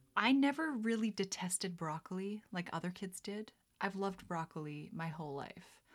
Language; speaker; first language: English; early bilingual, other home language; Dutch